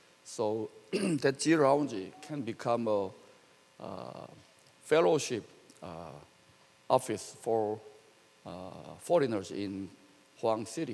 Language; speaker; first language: English; non-native, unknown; Korean